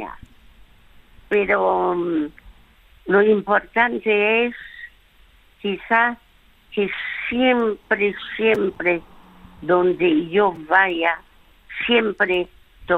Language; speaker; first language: Spanish; early bilingual, other home language; French